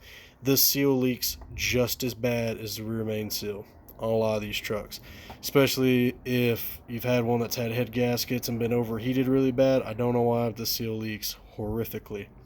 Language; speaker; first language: English; native; English